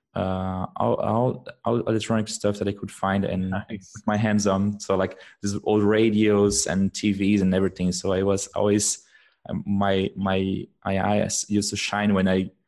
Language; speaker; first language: English; non-native, fluent; Portuguese